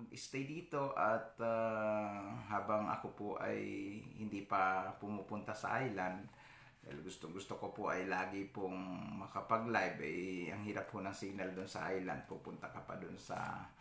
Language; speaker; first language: Filipino; non-native, local second language; Bikol